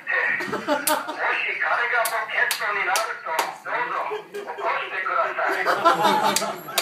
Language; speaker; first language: Japanese; non-native, learner; English